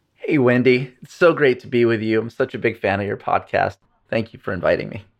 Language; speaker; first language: English; early bilingual, other home language; Arabic